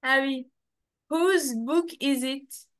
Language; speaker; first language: English; non-native, learner; French